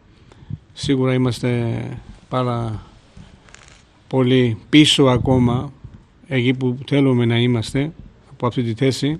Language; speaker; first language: Greek; non-native, fluent; Georgian